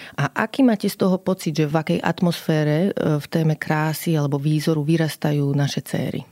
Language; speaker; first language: Slovak; native; Slovak